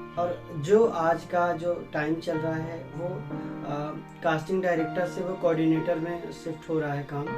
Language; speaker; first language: Hindi; native; Hindi